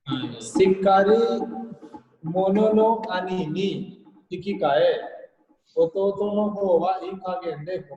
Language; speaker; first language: Japanese; non-native, fluent; Hindi